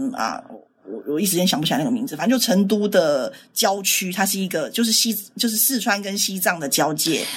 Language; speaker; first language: Chinese; native; Chinese